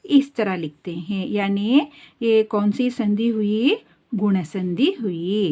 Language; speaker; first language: Hindi; non-native, local second language; Kannada